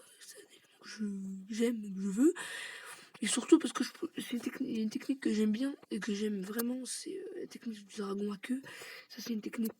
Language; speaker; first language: French; native; French